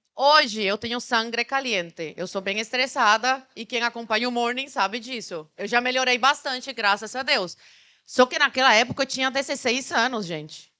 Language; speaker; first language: Portuguese; early bilingual, other home language; Spanish